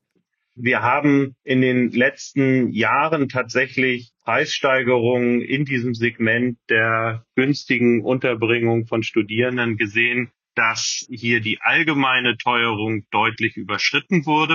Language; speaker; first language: German; native; German